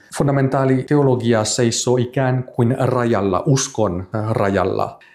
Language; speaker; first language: Finnish; non-native, fluent; French